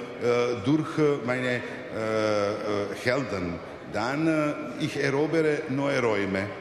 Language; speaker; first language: German; non-native, fluent; Serbian